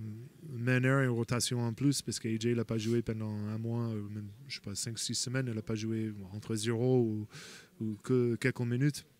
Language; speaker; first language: French; non-native, fluent; English